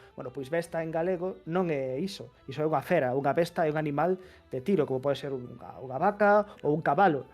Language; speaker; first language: Galician; non-native, local second language; Spanish